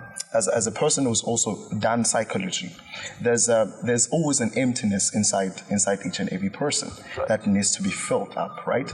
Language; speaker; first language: English; non-native, local second language; Zulu